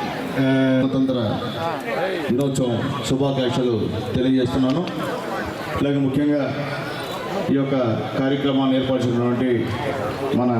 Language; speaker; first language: Telugu; native; Telugu